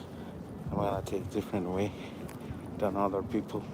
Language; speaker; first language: English; non-native, learner; Spanish